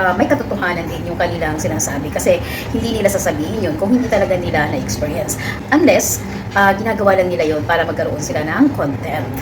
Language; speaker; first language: Filipino; native; Filipino